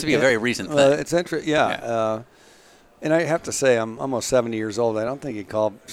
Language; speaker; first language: English; native; English